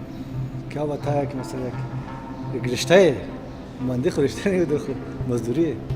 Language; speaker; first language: Hindi; non-native, learner; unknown